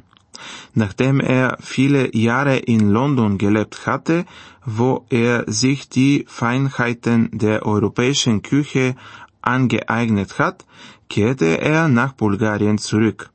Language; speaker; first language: German; non-native, fluent; Bulgarian